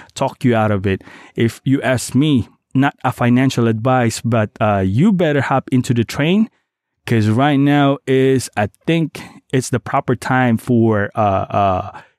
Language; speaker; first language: English; non-native, local second language; Cebuano